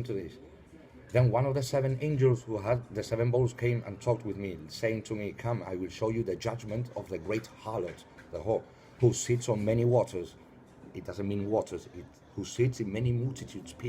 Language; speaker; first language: English; non-native, fluent; Spanish